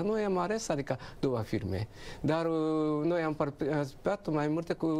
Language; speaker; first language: Romanian; non-native, learner; Japanese